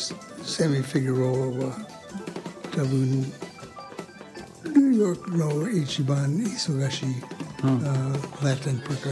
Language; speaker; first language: Japanese; non-native, learner; English